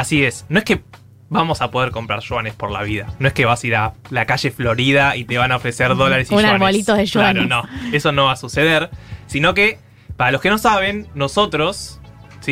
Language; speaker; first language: Spanish; native; Spanish